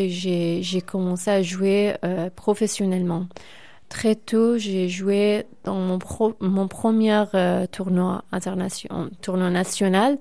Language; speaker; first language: French; non-native, fluent; Persian